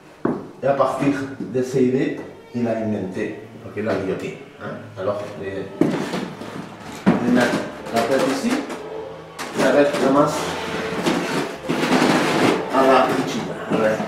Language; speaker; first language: French; non-native, learner; Spanish